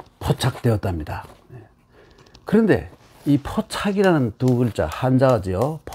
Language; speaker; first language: Korean; native; Korean